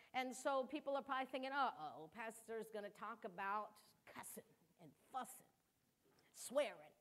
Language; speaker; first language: English; early bilingual, other home language; Kabuverdianu